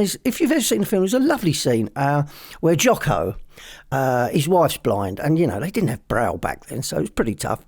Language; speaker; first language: English; native; English